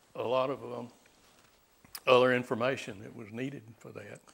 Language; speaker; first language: English; native; English